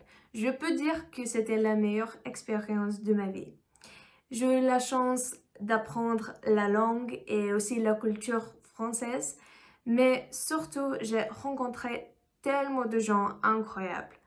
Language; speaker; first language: French; non-native, fluent; Lithuanian